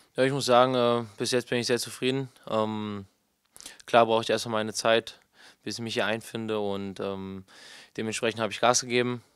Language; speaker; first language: German; native; German